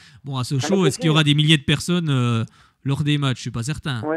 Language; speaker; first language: French; native; French